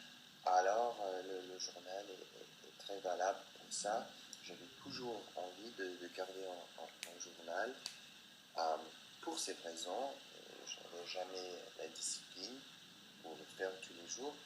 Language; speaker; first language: French; non-native, fluent; English